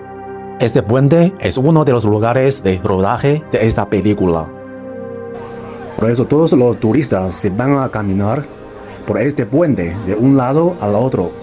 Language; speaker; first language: Spanish; non-native, fluent; Chinese